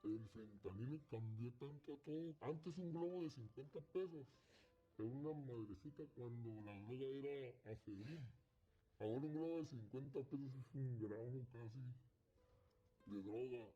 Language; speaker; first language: Spanish; native; Spanish